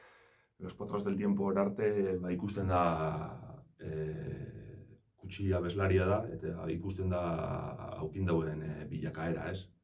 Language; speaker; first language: Basque; native; Basque